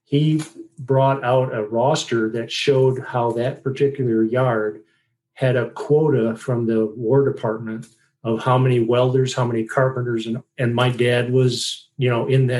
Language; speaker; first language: English; native; English